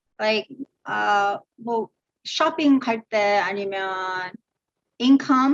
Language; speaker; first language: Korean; early bilingual, heritage; Korean